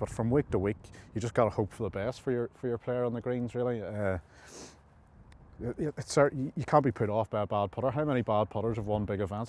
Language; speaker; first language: English; native; English